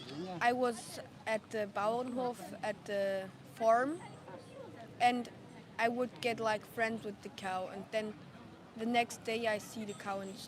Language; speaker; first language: English; non-native, fluent; German